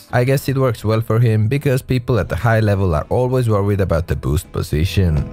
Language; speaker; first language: English; non-native, fluent; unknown